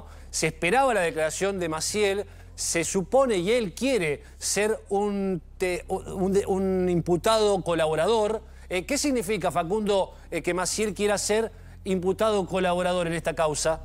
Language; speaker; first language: Spanish; native; Spanish